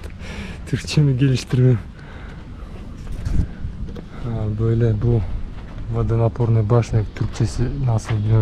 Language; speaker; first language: Turkish; non-native, learner; Bashkir